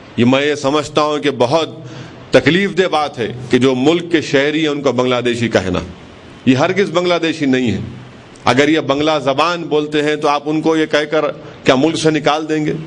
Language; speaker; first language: Urdu; native; Urdu